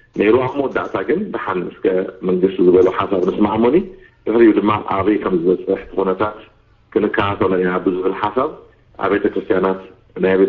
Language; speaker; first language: Tigrinya; native; Tigrinya